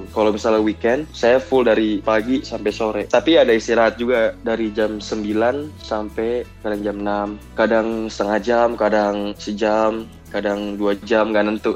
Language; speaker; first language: Indonesian; native; Indonesian